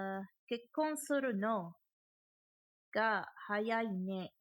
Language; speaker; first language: Japanese; non-native, learner; English